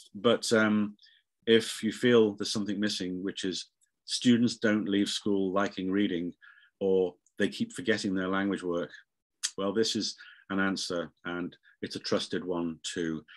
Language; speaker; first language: English; native; English